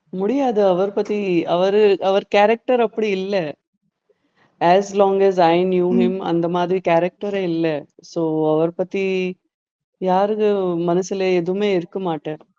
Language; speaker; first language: Tamil; non-native, learner; Gujarati